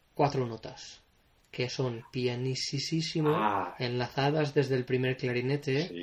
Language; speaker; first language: Spanish; native; Spanish